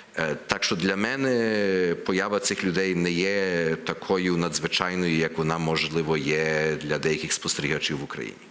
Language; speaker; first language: Ukrainian; early bilingual, heritage; Ukrainian